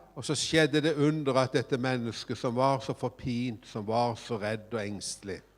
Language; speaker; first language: Norwegian; native; Norwegian